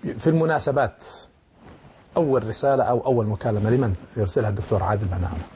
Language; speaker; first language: Arabic; native; Arabic